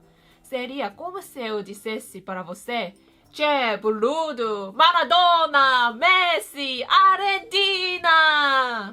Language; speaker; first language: Portuguese; non-native, fluent; Korean